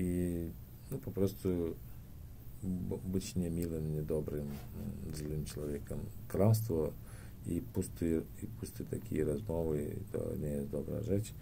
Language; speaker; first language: Polish; non-native, learner; Turkmen